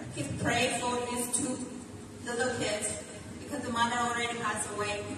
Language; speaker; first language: English; non-native, fluent; Chinese